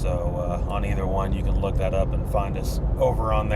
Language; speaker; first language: English; native; English